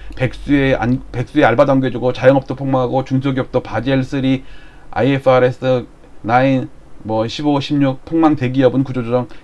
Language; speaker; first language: Korean; native; Korean